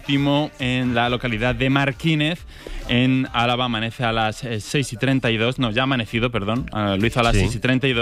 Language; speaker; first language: Spanish; native; Spanish